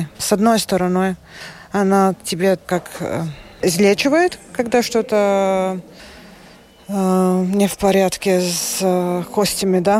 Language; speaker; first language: Russian; non-native, local second language; Latvian